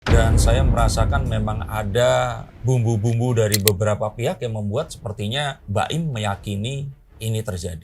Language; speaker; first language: Indonesian; native; Indonesian